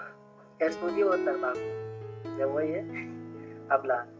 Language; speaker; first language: Spanish; non-native, learner; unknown